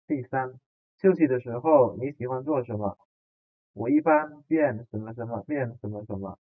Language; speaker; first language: Chinese; non-native, fluent; Indonesian